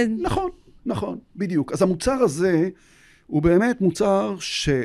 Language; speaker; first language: Hebrew; native; Hebrew